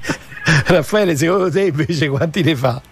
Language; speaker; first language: Italian; native; Italian